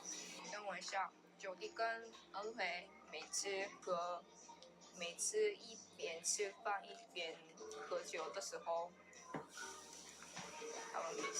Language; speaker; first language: Chinese; non-native, learner; Korean